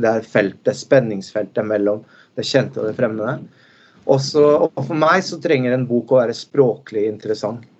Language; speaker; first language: Norwegian; early bilingual, other home language; Spanish